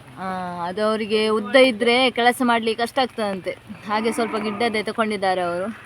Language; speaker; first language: Kannada; native; Kannada